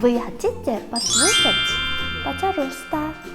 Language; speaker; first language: Russian; non-native, learner; Korean